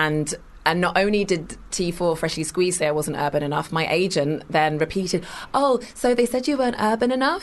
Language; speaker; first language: English; native; English